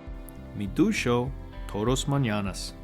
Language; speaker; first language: Spanish; non-native, learner; English